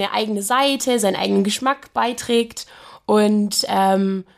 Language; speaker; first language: German; native; German